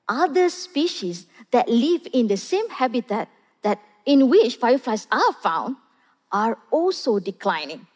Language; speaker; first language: English; non-native, local second language; Malay